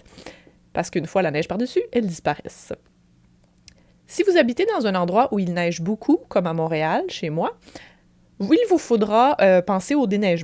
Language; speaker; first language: French; native; French